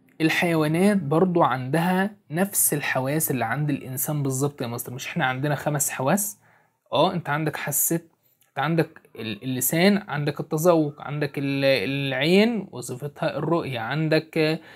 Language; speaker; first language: Arabic; native; Arabic